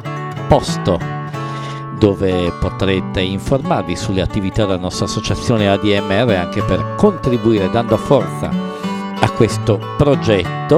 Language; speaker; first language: Italian; native; Italian